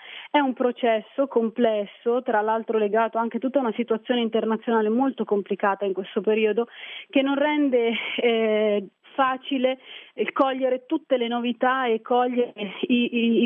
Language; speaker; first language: Italian; early bilingual, other home language; Arabic